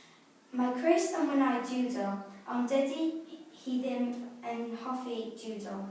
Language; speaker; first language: Welsh; non-native, learner; English